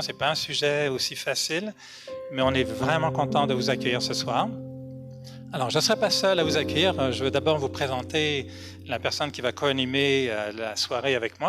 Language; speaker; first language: French; native; French